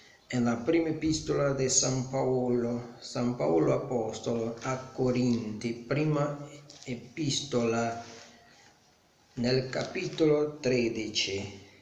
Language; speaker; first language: Italian; non-native, learner; Portuguese